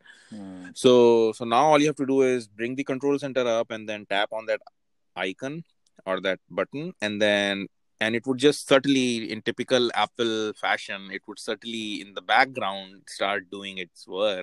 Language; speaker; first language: English; non-native, local second language; Hindi